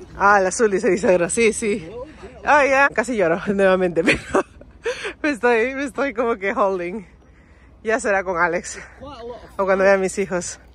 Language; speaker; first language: Spanish; native; Spanish